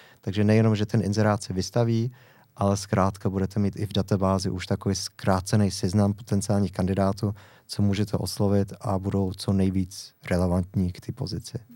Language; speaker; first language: Czech; non-native, fluent; English